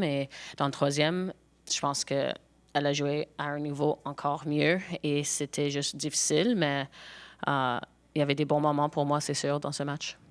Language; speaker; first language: French; non-native, local second language; English